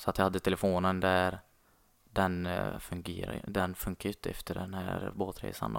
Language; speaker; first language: Swedish; non-native, fluent; Arabic